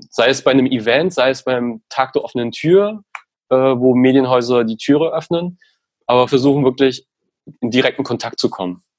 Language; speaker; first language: German; native; German